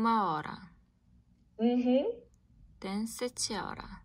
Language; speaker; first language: Portuguese; non-native, learner; Korean